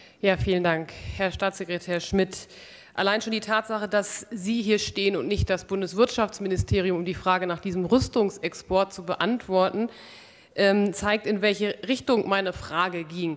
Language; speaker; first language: German; native; German